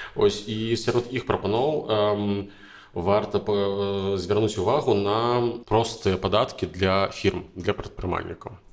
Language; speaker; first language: Belarusian; native; Belarusian